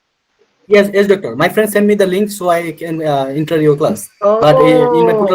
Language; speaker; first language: English; non-native, learner; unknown